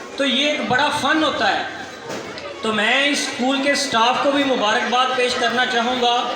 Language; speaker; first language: Urdu; non-native, local second language; Punjabi